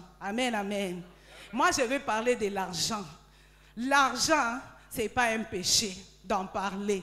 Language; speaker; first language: French; non-native, local second language; Lingala